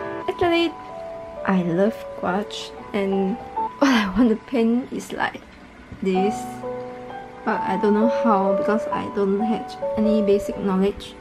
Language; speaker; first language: English; non-native, local second language; Chinese